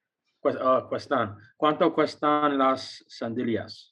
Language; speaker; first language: Spanish; non-native, learner; English